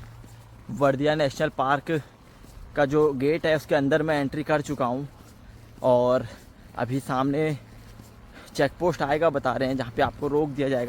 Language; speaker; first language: Hindi; native; Hindi